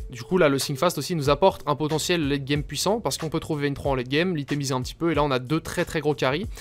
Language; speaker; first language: French; native; French